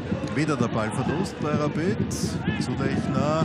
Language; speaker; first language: German; native; German